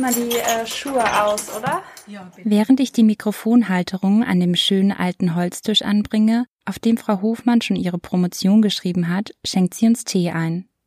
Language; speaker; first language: German; native; German